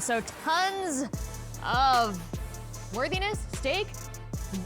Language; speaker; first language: English; native; English